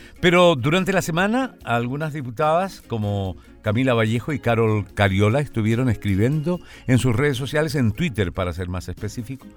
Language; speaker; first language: Spanish; native; Spanish